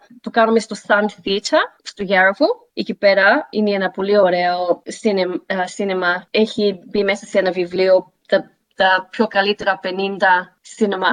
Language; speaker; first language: Greek; early bilingual, heritage; Greek